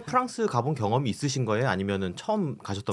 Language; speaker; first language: Korean; native; Korean